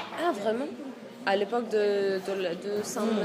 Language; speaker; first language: French; non-native, fluent; Russian